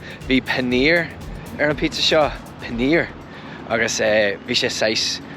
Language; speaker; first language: Irish; non-native, local second language; English